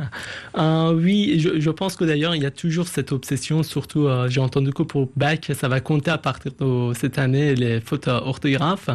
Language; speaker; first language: French; non-native, fluent; Persian